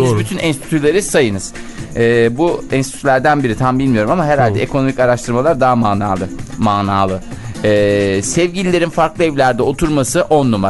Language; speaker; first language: Turkish; native; Turkish